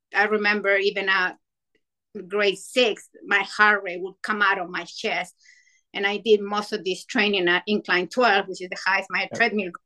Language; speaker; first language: English; non-native, fluent; Spanish